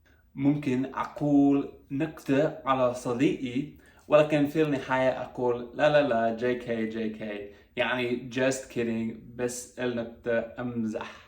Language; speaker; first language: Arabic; non-native, fluent; English